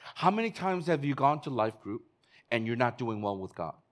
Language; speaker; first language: English; native; English